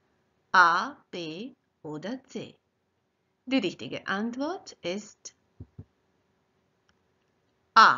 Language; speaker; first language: German; non-native, fluent; Croatian